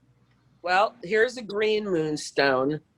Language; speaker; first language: English; native; English